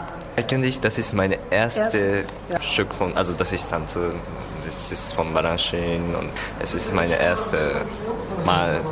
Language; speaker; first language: German; non-native, learner; Japanese